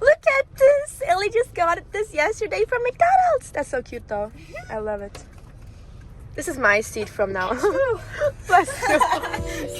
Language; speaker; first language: English; non-native, fluent; Turkish